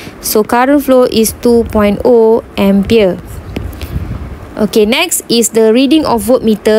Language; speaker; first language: English; non-native, local second language; Malay